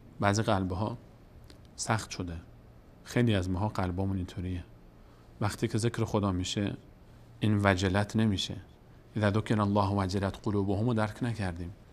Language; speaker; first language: Persian; native; Persian